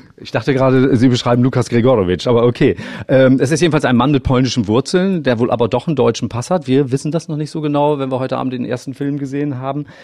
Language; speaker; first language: German; native; German